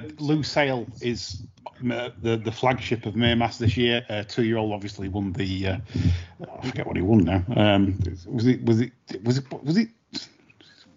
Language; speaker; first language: English; native; English